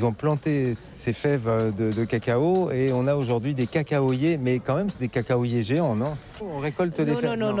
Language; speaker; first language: French; native; French